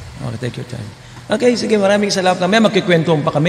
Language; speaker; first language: English; non-native, local second language; Filipino